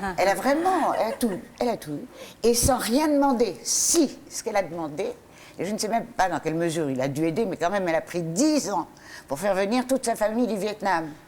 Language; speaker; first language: French; native; French